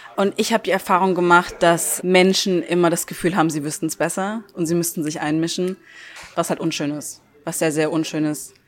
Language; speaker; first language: German; early bilingual, other home language; Turkish